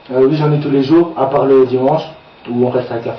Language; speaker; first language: French; native; French